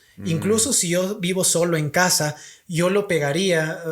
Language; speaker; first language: Spanish; native; Spanish